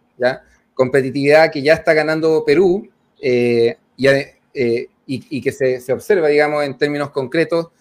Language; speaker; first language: Spanish; native; Spanish